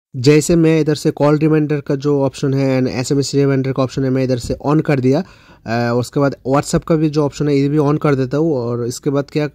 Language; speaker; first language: Hindi; non-native, local second language; Bangla